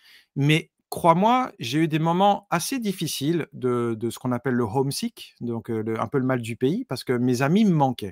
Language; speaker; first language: French; native; French